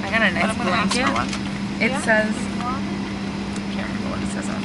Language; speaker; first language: English; native; English